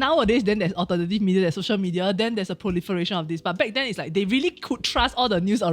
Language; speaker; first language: English; native; English